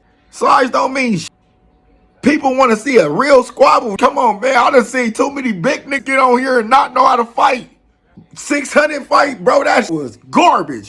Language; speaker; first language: English; native; English